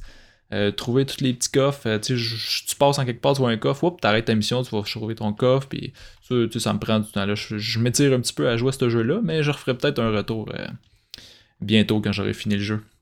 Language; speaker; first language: French; native; French